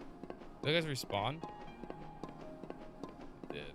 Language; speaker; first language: English; native; English